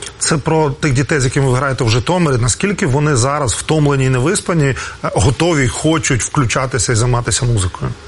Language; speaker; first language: Ukrainian; native; Ukrainian